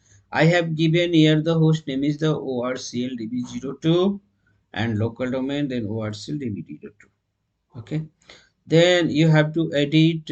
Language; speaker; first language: English; non-native, local second language; Hindi